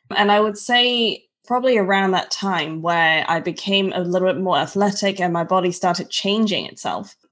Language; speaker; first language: English; non-native, local second language; Cantonese